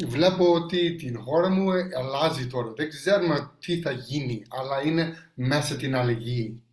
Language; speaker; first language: Greek; non-native, learner; English